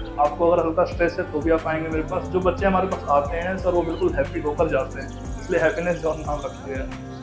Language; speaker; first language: Hindi; native; Hindi